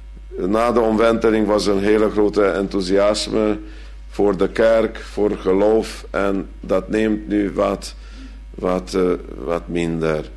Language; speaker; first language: Dutch; non-native, fluent; Hungarian